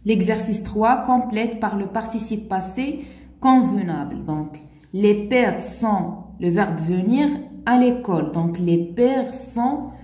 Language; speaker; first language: French; non-native, local second language; Arabic